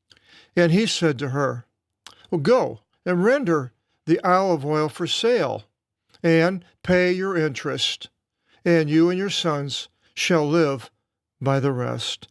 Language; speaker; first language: English; native; English